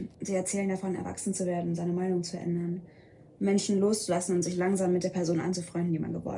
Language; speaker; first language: German; native; German